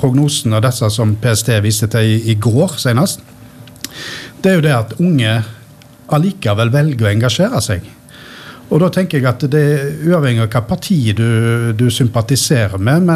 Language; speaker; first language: Norwegian; native; Norwegian